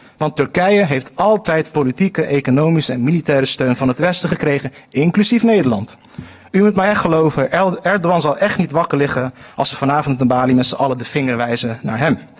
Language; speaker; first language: Dutch; early bilingual, other home language; Turkish